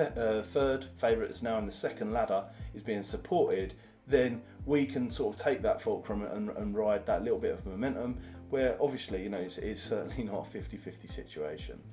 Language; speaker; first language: English; native; English